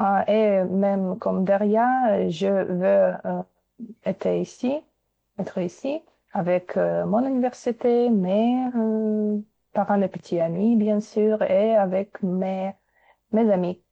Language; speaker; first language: French; non-native, learner; Ukrainian